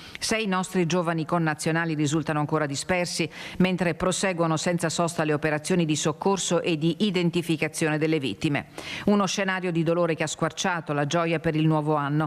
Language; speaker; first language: Italian; native; Italian